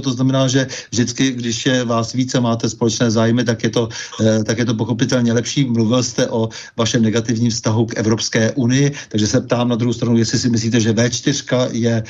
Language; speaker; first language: Czech; native; Czech